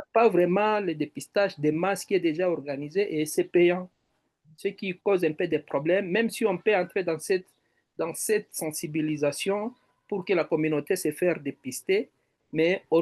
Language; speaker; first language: French; non-native, local second language; Swahili